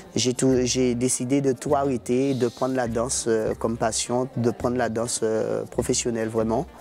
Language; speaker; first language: French; native; French